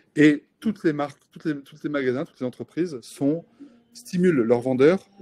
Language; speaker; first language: French; native; French